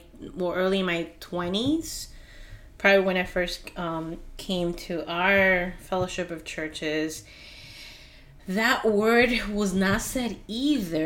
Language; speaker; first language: English; non-native, fluent; Spanish